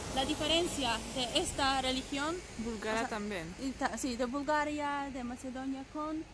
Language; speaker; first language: Spanish; non-native, fluent; Polish